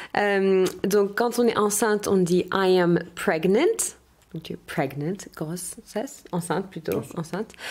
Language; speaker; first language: French; non-native, fluent; English